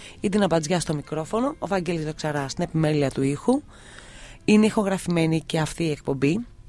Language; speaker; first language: Greek; native; Greek